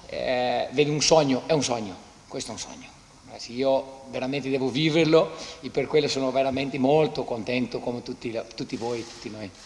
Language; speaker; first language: Italian; non-native, fluent; Portuguese